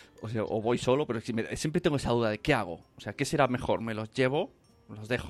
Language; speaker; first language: Spanish; native; Spanish